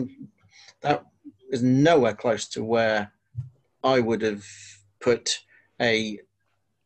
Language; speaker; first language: English; non-native, local second language; Welsh